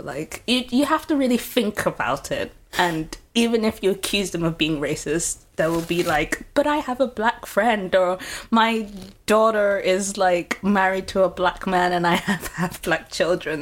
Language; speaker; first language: English; native; English